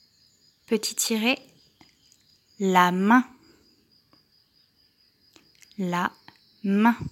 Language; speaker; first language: French; native; French